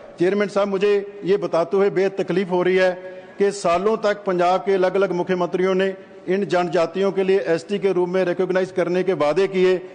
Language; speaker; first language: Hindi; non-native, local second language; Punjabi